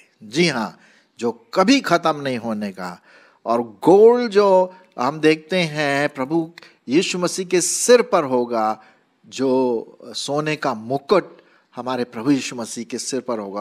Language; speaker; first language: Hindi; non-native, local second language; Marathi